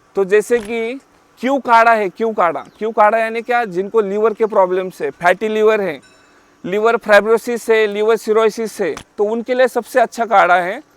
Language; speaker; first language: Hindi; non-native, local second language; Marathi